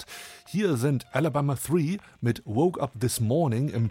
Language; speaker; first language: German; native; German